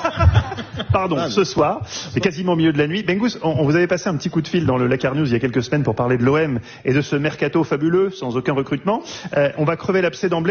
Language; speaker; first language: French; native; French